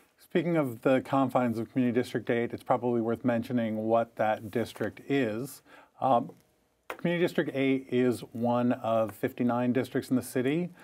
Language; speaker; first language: English; native; English